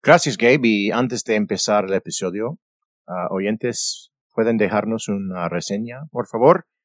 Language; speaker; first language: Spanish; non-native, fluent; English